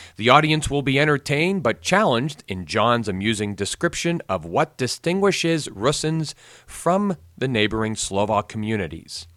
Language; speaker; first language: English; native; English